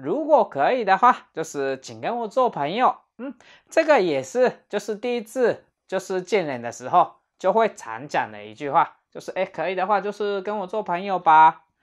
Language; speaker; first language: Chinese; non-native, fluent; Japanese